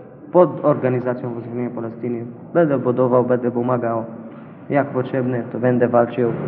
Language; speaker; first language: Polish; non-native, learner; Arabic